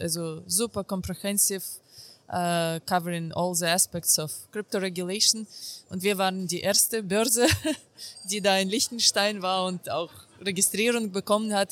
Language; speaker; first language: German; non-native, fluent; Ukrainian